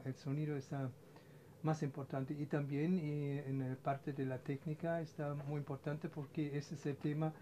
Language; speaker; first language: Spanish; non-native, fluent; German